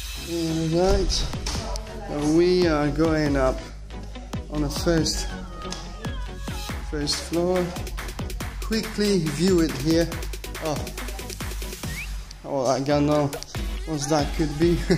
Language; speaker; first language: English; non-native, fluent; Polish